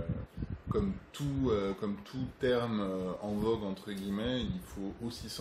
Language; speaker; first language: French; native; French